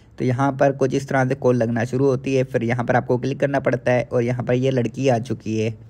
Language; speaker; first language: Hindi; native; Hindi